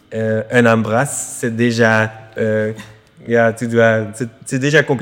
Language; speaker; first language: French; non-native, learner; Dutch